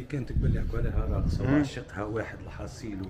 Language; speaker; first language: Arabic; native; Arabic